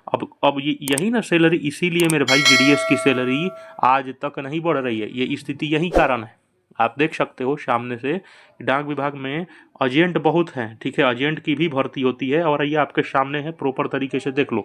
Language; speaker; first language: Hindi; native; Hindi